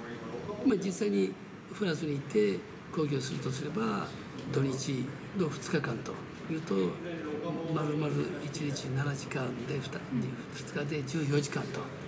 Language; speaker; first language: Japanese; early bilingual, other home language; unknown